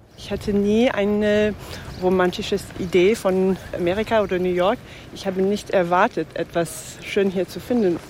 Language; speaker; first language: German; non-native, fluent; English